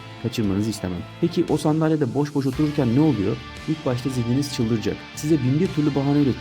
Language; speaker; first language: Turkish; native; Turkish